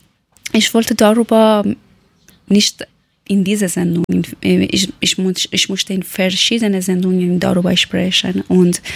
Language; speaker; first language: German; non-native, learner; Persian